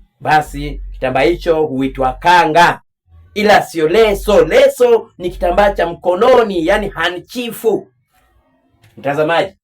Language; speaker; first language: Swahili; non-native, local second language; Luyia